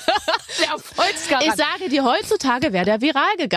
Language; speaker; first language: German; native; German